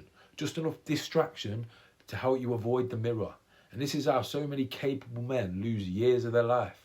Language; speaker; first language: English; native; English